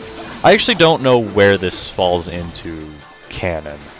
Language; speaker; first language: English; native; English